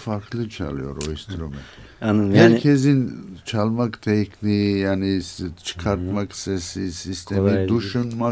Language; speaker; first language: Turkish; non-native, learner; Armenian